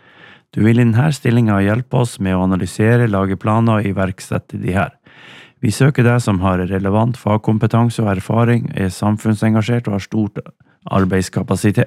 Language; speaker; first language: Norwegian; native; Norwegian